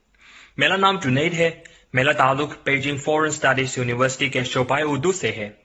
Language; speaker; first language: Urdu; non-native, learner; Chinese